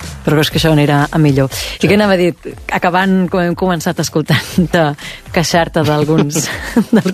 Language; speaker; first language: Catalan; native; Catalan